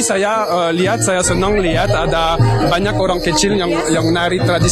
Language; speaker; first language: Indonesian; non-native, fluent; French